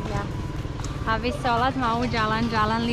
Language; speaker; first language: Indonesian; non-native, learner; English